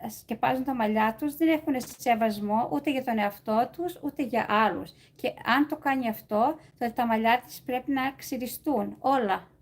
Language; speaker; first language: Greek; early bilingual, other home language; English